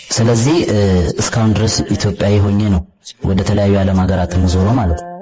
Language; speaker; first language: Amharic; non-native, local second language; Oromo